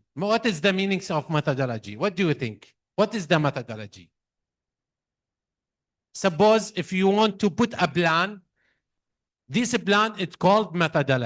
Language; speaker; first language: English; non-native, fluent; Arabic